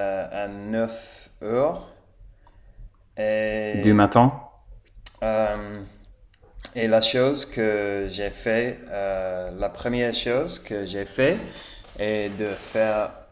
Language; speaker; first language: French; non-native, learner; English